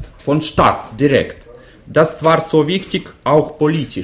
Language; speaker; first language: German; non-native, fluent; Russian